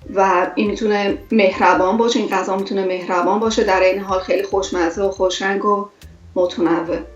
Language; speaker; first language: Persian; non-native, local second language; Armenian